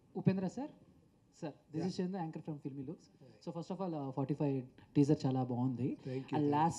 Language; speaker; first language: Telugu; native; Telugu